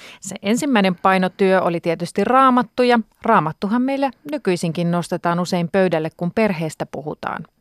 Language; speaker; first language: Finnish; native; Finnish